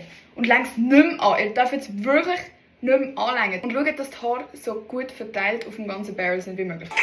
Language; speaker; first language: German; native; German